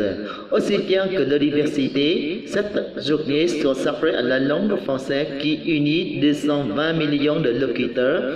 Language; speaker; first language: French; non-native, learner; Vietnamese